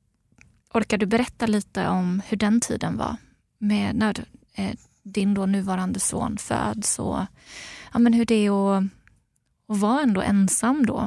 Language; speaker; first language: Swedish; native; Swedish